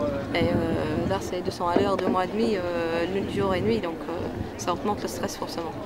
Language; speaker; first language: French; non-native, fluent; English